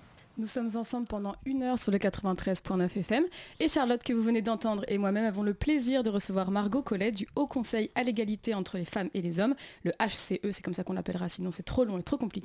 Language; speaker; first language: French; native; French